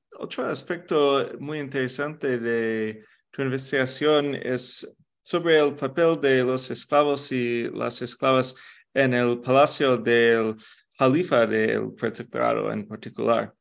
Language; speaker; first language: Spanish; non-native, fluent; English